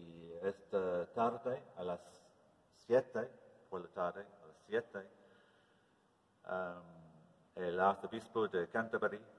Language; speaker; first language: Spanish; non-native, learner; English